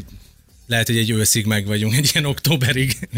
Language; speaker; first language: Hungarian; native; Hungarian